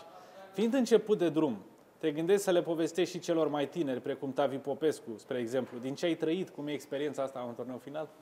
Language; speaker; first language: Romanian; native; Romanian